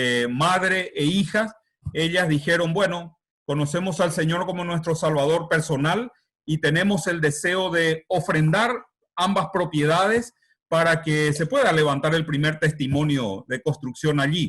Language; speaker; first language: Spanish; native; Spanish